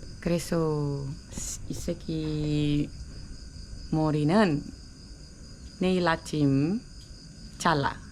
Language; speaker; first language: Korean; non-native, learner; Indonesian